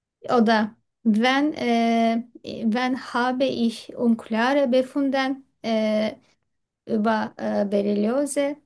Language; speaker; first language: German; non-native, learner; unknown